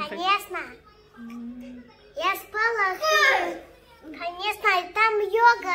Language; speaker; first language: Russian; early bilingual, other home language; Tajik